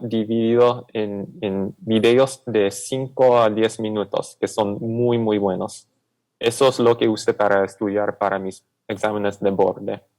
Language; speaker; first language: Spanish; non-native, fluent; English